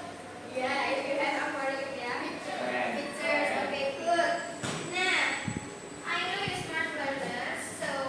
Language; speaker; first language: English; non-native, learner; Indonesian